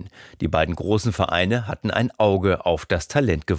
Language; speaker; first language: German; native; German